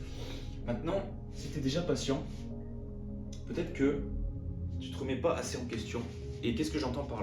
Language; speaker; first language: French; native; French